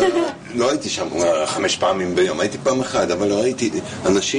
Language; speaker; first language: Hebrew; non-native, fluent; Russian